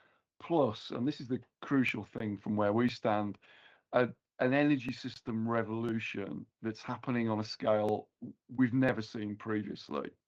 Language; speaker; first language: English; native; English